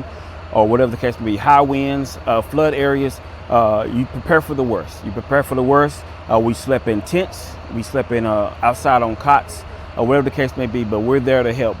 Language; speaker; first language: English; native; English